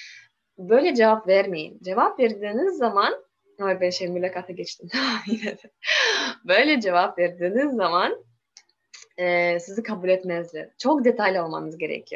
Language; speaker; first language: Turkish; non-native, learner; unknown